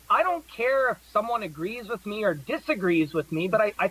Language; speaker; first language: English; native; English